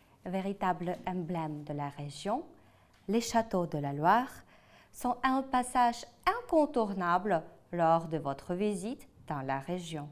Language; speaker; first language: French; non-native, fluent; Ukrainian